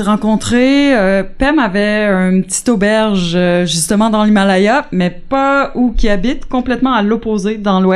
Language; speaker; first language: French; native; French